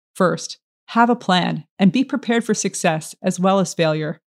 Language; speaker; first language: English; native; English